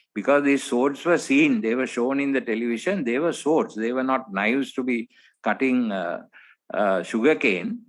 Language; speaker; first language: English; non-native, local second language; Sinhala